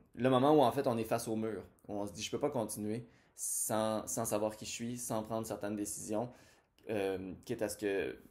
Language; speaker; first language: French; native; French